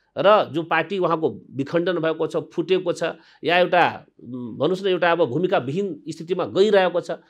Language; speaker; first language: Nepali; non-native, local second language; Maithili